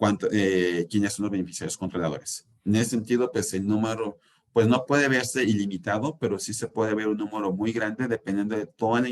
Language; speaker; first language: Spanish; native; Spanish